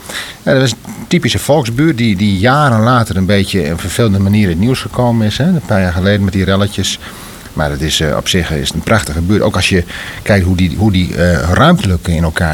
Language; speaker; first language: Dutch; native; Dutch